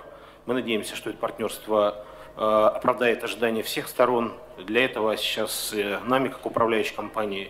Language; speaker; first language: Russian; native; Russian